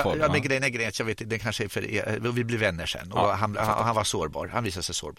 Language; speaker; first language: Swedish; native; Swedish